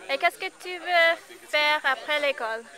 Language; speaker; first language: French; non-native, learner; English